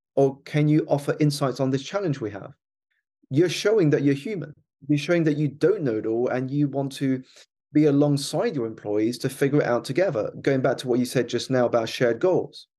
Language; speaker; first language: English; native; English